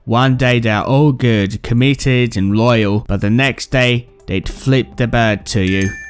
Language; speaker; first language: English; non-native, fluent; Polish